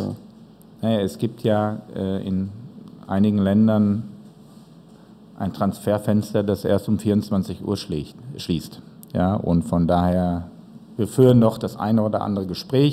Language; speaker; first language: German; native; German